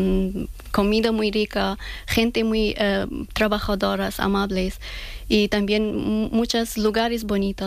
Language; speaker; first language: Spanish; non-native, learner; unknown